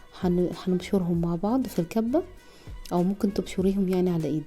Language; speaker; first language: Arabic; native; Arabic